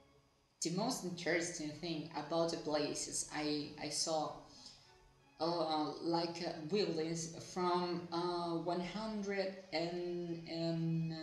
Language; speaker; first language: English; non-native, fluent; Portuguese